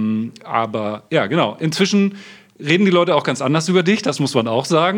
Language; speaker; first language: German; native; German